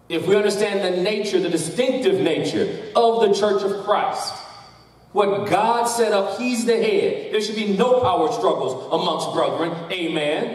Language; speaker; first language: English; native; English